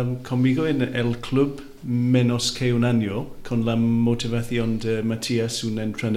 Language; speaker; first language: Spanish; non-native, learner; Welsh